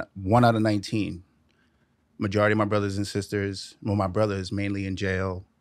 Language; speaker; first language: English; native; English